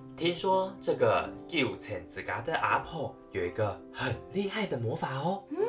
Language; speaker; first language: Chinese; native; Chinese